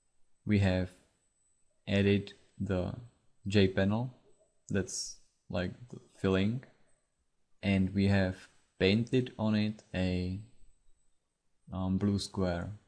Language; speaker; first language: English; non-native, fluent; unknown